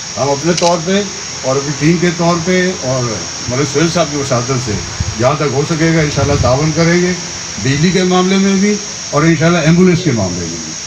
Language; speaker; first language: Urdu; non-native, local second language; Punjabi